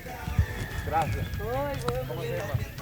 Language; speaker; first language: Spanish; non-native, learner; English